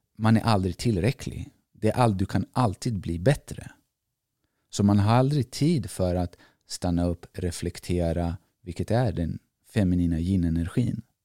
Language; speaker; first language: Swedish; early bilingual, other home language; Greek